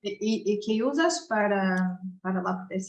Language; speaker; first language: Spanish; non-native, learner; Portuguese